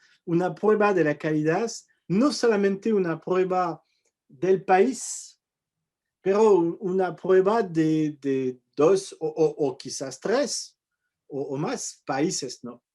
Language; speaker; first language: Spanish; non-native, fluent; French